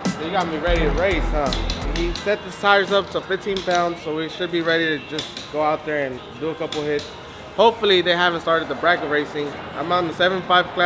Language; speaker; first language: English; early bilingual, other home language; Spanish